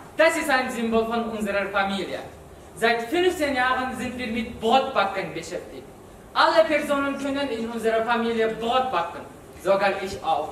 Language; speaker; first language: German; non-native, learner; Uzbek